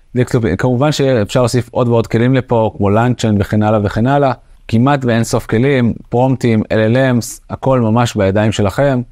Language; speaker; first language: Hebrew; native; Hebrew